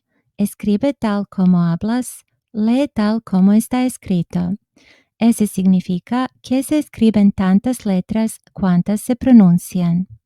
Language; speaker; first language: Spanish; non-native, fluent; Serbian